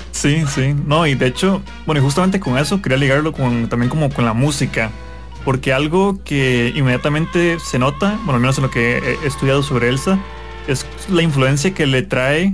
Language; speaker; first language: Spanish; native; Spanish